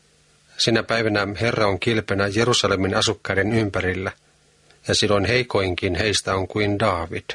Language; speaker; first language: Finnish; native; Finnish